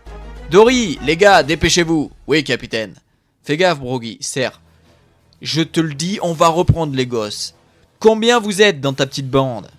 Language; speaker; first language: French; native; French